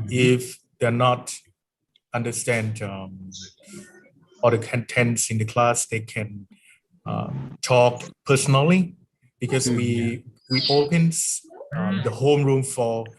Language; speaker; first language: English; non-native, fluent; Thai